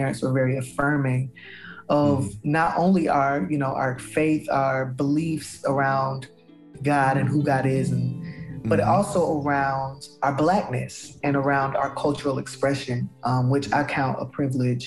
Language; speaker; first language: English; native; English